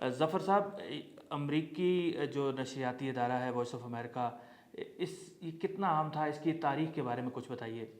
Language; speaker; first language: Urdu; native; Urdu